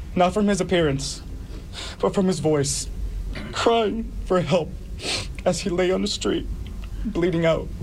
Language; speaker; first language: English; early bilingual, other home language; Spanish